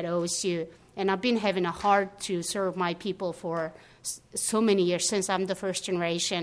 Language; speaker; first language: English; non-native, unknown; Mongolian